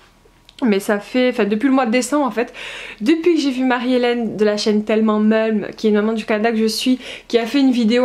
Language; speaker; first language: French; native; French